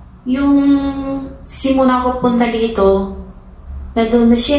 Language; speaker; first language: Filipino; non-native, learner; Chinese